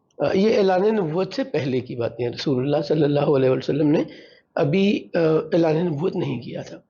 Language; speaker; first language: Urdu; non-native, local second language; Punjabi